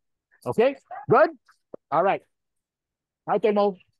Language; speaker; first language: French; non-native, local second language; Italian